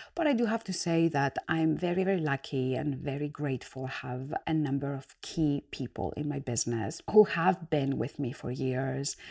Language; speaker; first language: English; non-native, fluent; Greek